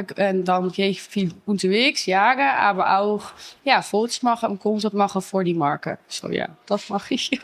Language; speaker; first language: German; non-native, learner; Dutch